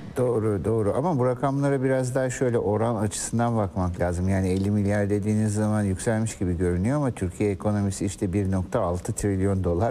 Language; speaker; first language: Turkish; native; Turkish